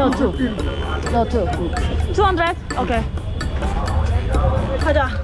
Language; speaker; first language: English; non-native, learner; Korean